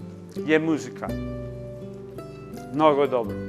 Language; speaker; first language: Macedonian; non-native, learner; Italian